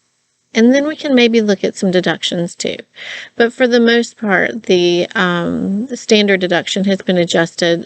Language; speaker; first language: English; native; English